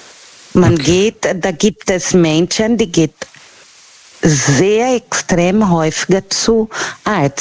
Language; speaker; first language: German; non-native, learner; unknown